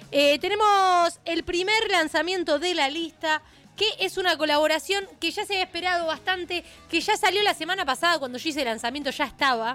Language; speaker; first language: Spanish; native; Spanish